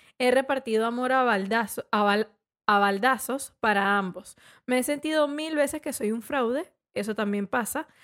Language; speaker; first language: Spanish; native; Spanish